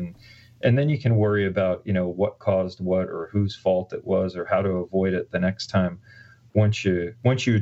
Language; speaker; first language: English; native; English